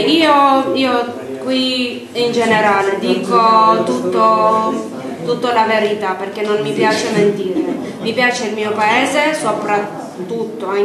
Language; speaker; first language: Italian; non-native, learner; Armenian